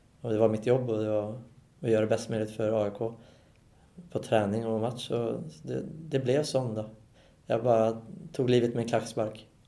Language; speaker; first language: Swedish; native; Swedish